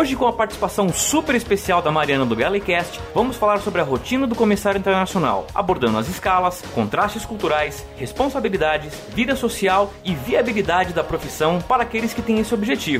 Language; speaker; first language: Portuguese; native; Portuguese